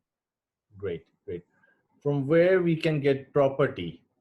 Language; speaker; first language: English; non-native, fluent; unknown